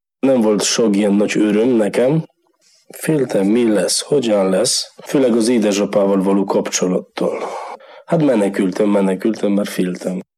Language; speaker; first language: Hungarian; non-native, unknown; Polish